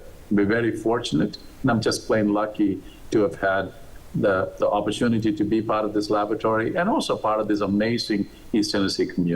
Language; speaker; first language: English; non-native, local second language; Malayalam